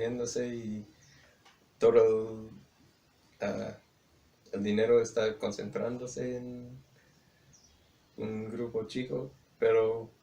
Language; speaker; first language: Spanish; non-native, fluent; English